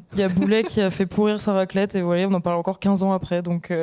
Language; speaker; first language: French; native; French